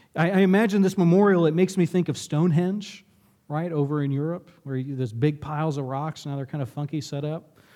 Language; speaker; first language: English; native; English